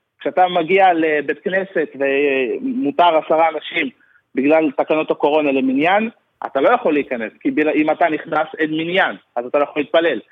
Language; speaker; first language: Hebrew; early bilingual, other home language; Russian